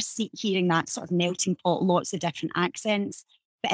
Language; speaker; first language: English; native; English